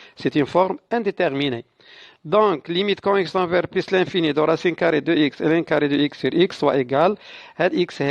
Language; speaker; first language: French; non-native, local second language; Arabic